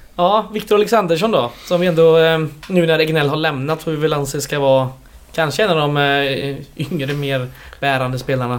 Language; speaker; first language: Swedish; native; Swedish